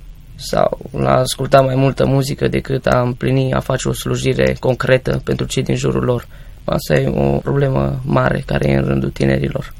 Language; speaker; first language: Romanian; native; Romanian